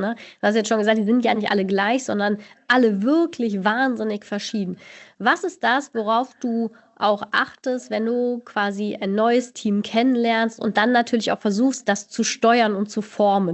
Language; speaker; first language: German; native; German